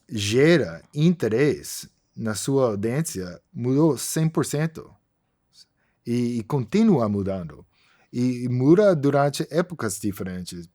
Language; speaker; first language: Portuguese; non-native, fluent; English